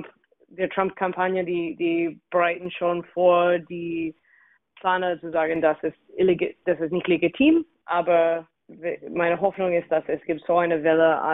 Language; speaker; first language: German; non-native, fluent; English